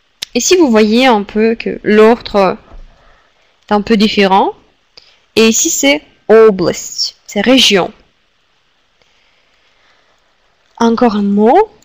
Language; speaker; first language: French; non-native, fluent; Russian